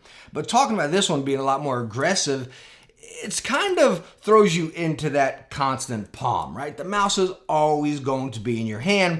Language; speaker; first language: English; native; English